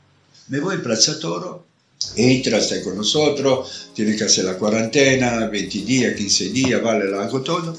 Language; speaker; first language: Spanish; non-native, learner; Italian